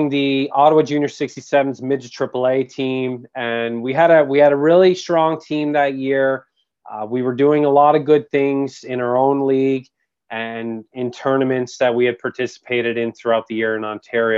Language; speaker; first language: English; native; English